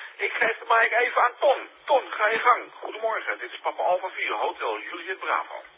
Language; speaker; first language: Dutch; native; Dutch